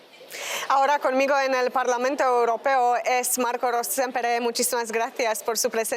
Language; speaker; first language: Spanish; non-native, fluent; Romanian